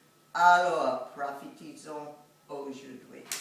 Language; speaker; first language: French; non-native, fluent; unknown